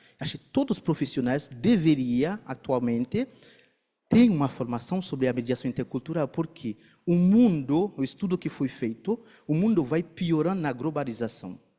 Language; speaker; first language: Portuguese; non-native, fluent; Haitian Creole